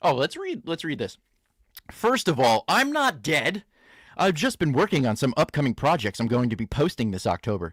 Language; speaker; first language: English; native; English